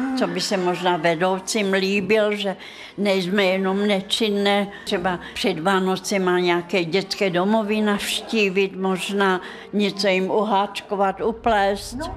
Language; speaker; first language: Czech; non-native, fluent; Russian